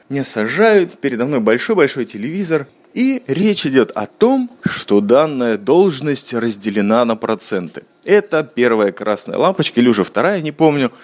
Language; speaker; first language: Russian; native; Russian